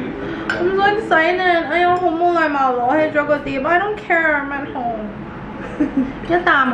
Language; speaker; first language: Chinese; native; Chinese